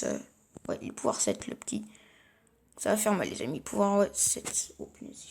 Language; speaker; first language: French; native; French